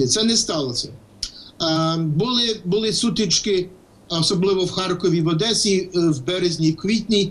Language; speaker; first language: Ukrainian; non-native, fluent; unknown